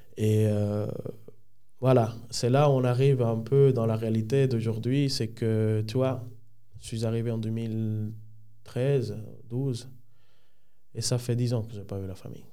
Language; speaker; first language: French; non-native, fluent; Spanish